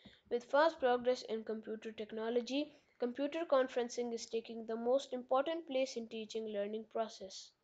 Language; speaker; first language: English; non-native, local second language; Urdu